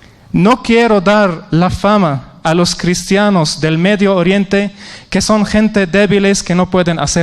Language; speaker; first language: Spanish; non-native, fluent; Arabic